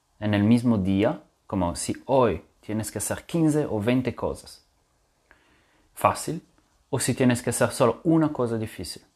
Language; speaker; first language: Spanish; non-native, fluent; French